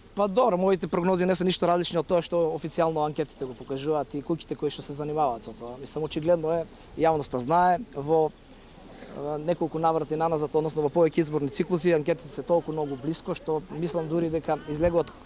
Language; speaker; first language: Macedonian; native; Macedonian